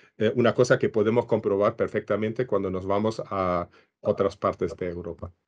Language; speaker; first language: Spanish; non-native, fluent; German